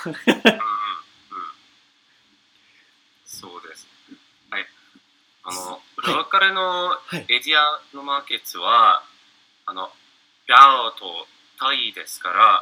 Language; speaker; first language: Japanese; non-native, learner; English